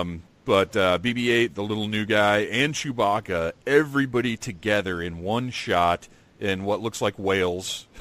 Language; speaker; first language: English; native; English